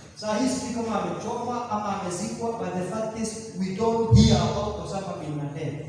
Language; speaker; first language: English; non-native, local second language; Swahili